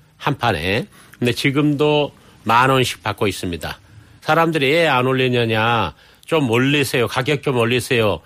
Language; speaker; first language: Korean; native; Korean